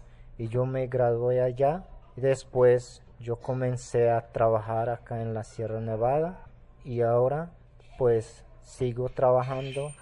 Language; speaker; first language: Spanish; non-native, local second language; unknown